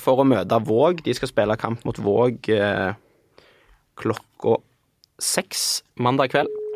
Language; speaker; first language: Norwegian; native; Norwegian